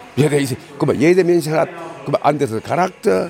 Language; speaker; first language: German; non-native, learner; Korean